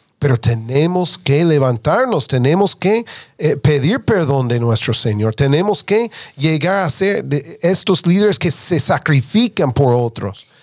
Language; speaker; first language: Spanish; non-native, fluent; English